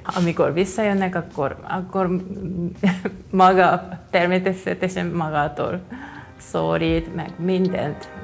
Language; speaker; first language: Hungarian; non-native, fluent; Japanese